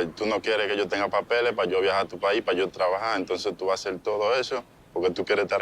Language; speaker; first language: Spanish; native; Spanish